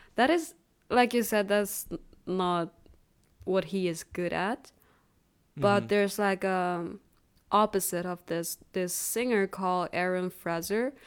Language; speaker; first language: English; non-native, fluent; Chinese